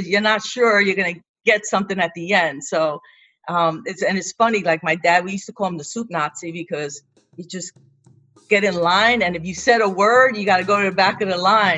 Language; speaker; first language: English; native; English